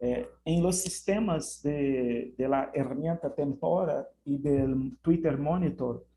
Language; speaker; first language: Spanish; non-native, fluent; Portuguese